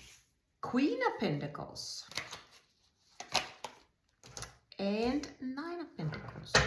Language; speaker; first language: English; non-native, fluent; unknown